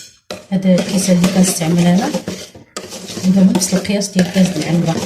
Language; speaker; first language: Arabic; native; Arabic